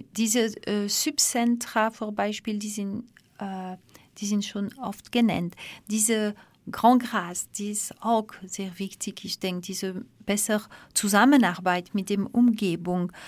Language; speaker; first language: German; non-native, fluent; French